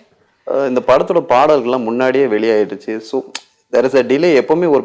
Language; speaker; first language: Tamil; native; Tamil